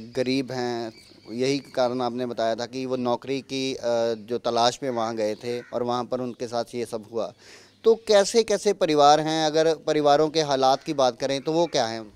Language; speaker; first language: Hindi; non-native, local second language; Punjabi